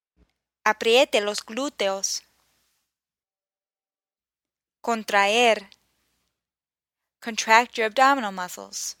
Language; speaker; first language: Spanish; non-native, fluent; English